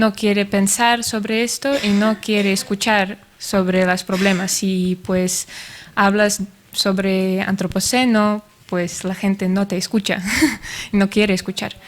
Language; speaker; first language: Spanish; non-native, fluent; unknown